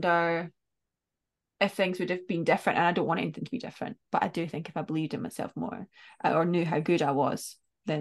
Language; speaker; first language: English; native; English